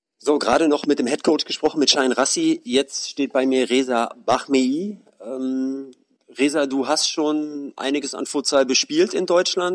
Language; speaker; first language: German; native; German